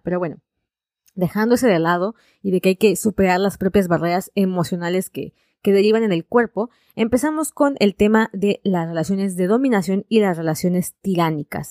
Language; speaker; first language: Spanish; native; Spanish